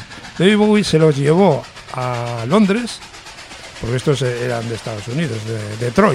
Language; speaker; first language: Spanish; native; Spanish